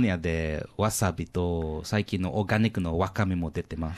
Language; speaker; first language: Japanese; non-native, learner; English